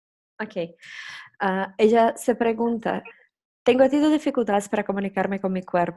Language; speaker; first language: Spanish; non-native, fluent; Portuguese